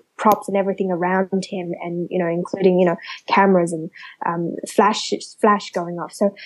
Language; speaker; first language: English; early bilingual, other home language; Chinese